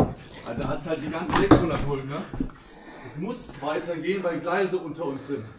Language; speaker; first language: German; native; German